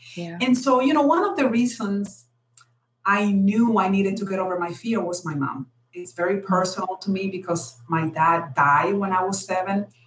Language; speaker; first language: English; non-native, fluent; Spanish